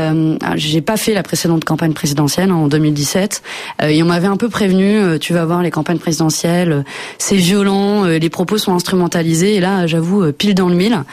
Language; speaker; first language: French; native; French